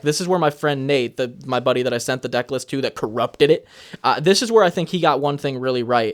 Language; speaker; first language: English; native; English